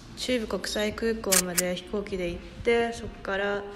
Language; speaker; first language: Japanese; early bilingual, heritage; Japanese